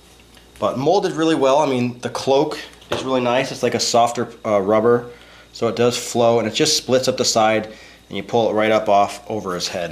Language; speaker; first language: English; native; English